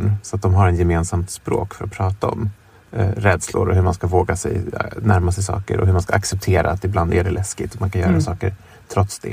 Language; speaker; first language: Swedish; native; Swedish